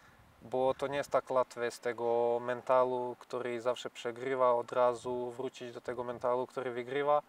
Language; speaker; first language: Polish; non-native, fluent; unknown